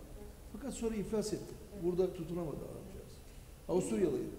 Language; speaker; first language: Turkish; native; Turkish